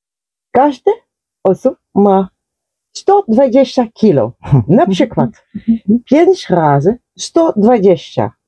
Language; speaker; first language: Polish; non-native, learner; Dutch